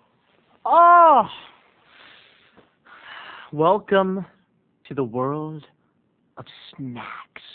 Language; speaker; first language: English; native; English